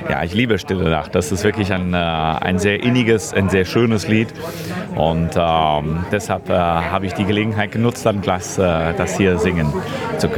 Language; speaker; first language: German; non-native, fluent; English